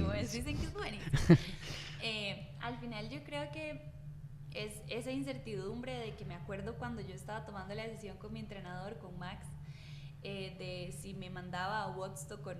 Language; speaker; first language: Spanish; native; Spanish